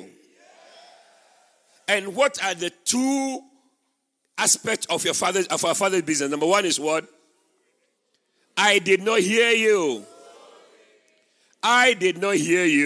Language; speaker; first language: English; non-native, local second language; Akan